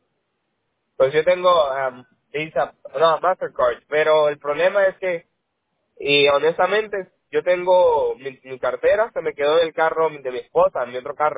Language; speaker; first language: Spanish; native; Spanish